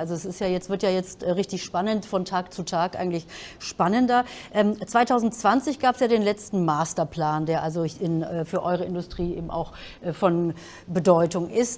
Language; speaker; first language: German; native; German